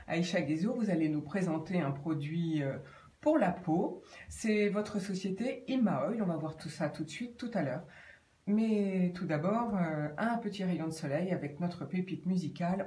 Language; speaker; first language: French; native; French